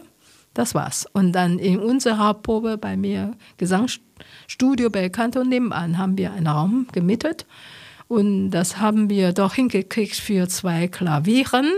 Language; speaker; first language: German; non-native, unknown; Chinese